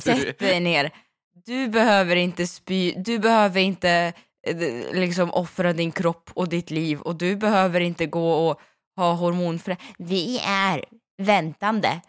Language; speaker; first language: Swedish; native; Swedish